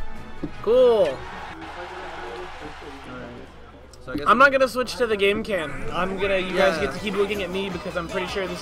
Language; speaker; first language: English; native; English